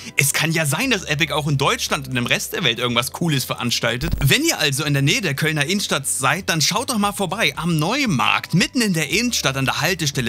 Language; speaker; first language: German; native; German